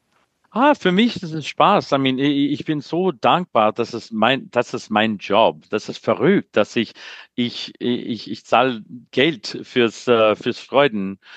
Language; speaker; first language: German; non-native, learner; English